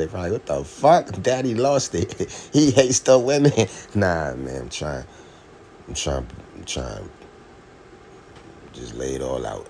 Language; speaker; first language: English; native; English